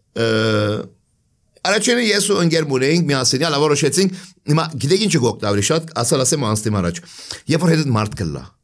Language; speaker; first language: Armenian; early bilingual, heritage; Armenian